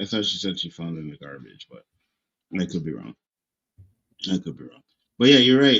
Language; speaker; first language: English; native; English